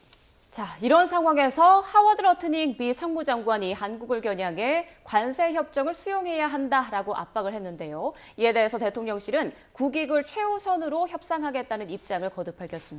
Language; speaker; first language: Korean; native; Korean